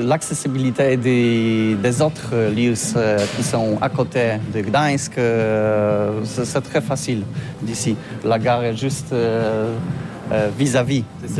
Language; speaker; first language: French; non-native, fluent; Polish